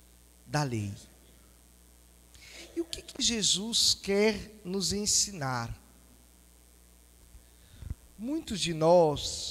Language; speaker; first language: Portuguese; native; Portuguese